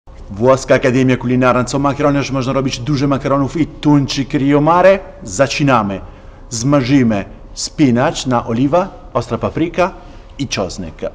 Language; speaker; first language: Polish; non-native, learner; Italian